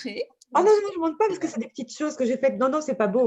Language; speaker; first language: French; native; French